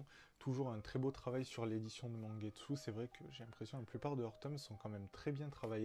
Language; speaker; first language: French; native; French